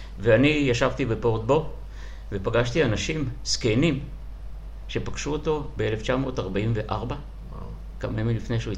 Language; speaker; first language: Hebrew; non-native, fluent; Russian